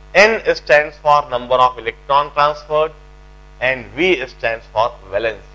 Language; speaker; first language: English; non-native, local second language; Hindi